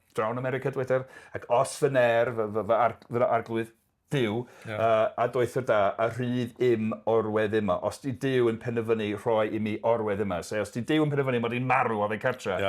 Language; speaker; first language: Welsh; native; Welsh